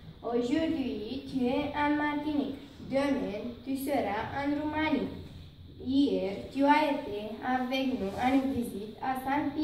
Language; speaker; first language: French; native; French